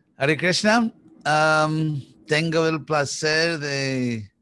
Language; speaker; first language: Spanish; non-native, fluent; English